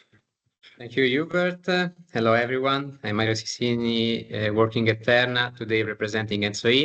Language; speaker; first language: English; non-native, fluent; Italian